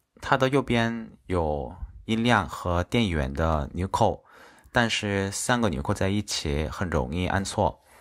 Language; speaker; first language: Chinese; non-native, fluent; Korean